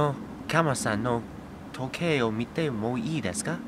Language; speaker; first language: Japanese; non-native, learner; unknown